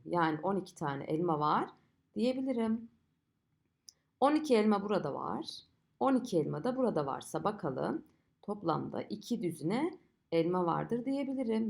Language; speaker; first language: Turkish; native; Turkish